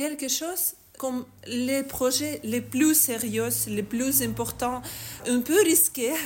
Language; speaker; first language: French; non-native, learner; Ukrainian